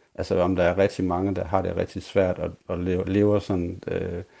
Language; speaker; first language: Danish; native; Danish